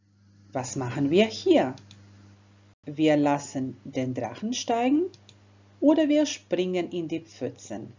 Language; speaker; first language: German; non-native, fluent; Croatian